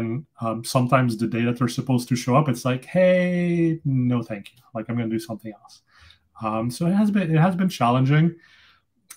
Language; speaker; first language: English; non-native, fluent; Dutch